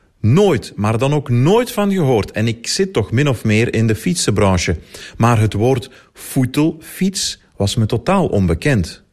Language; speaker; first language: Dutch; native; Dutch